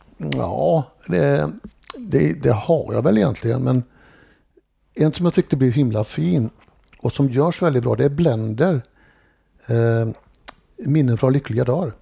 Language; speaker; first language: Swedish; native; Swedish